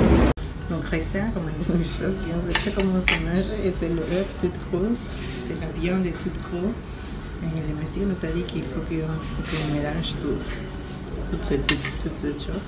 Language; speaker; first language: French; non-native, learner; Spanish